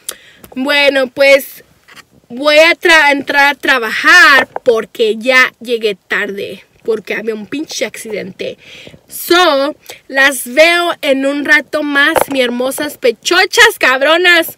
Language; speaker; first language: Spanish; early bilingual, heritage; Spanish